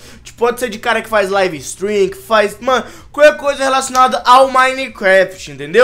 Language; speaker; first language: Portuguese; native; Portuguese